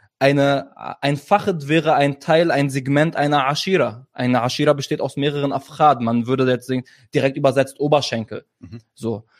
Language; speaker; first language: German; early bilingual, other home language; Arabic